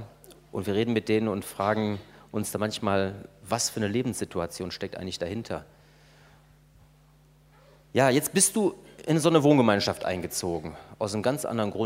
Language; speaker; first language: German; native; German